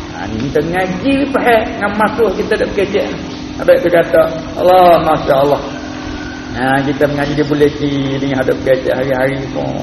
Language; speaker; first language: Malay; native; Malay